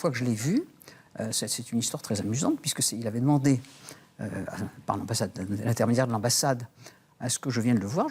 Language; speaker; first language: French; native; French